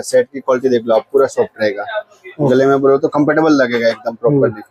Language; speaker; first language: Hindi; non-native, local second language; Marathi